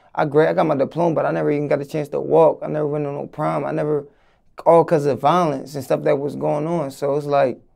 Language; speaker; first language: English; native; English